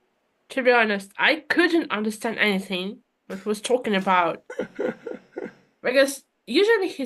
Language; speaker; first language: English; non-native, fluent; Russian